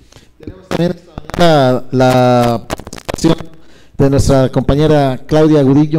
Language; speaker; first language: Spanish; native; Spanish